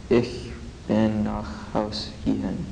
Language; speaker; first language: German; non-native, learner; English